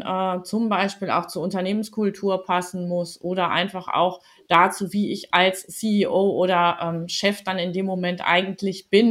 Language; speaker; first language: German; native; German